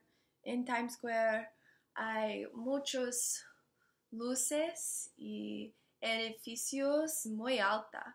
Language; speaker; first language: Spanish; non-native, learner; English